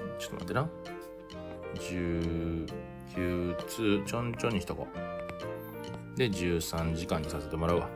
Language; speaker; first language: Japanese; native; Japanese